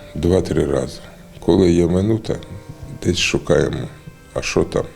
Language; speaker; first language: Ukrainian; native; Ukrainian